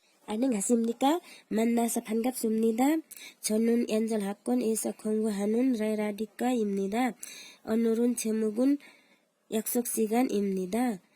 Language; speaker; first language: Korean; non-native, learner; Nepali